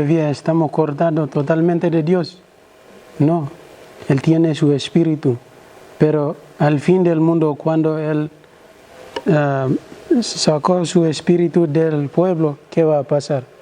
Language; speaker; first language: Spanish; non-native, learner; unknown